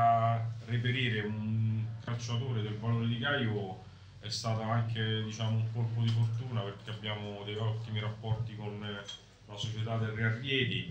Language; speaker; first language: Italian; native; Italian